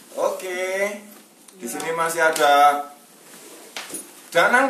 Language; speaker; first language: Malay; non-native, local second language; Javanese